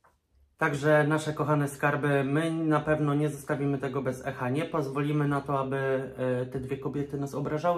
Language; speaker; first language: Polish; native; Polish